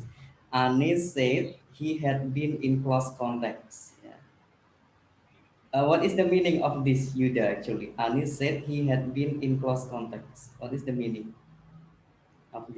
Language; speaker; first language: English; non-native, learner; Indonesian